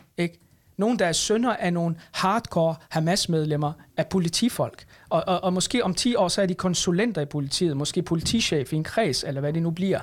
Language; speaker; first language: Danish; early bilingual, other home language; Arabic